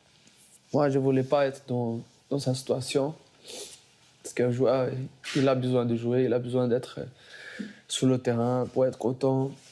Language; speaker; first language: French; non-native, fluent; Portuguese